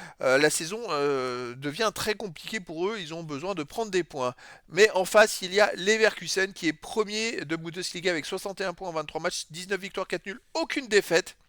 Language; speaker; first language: French; native; French